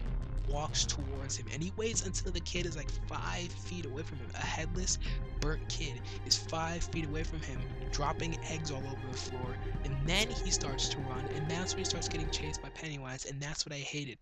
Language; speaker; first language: English; native; English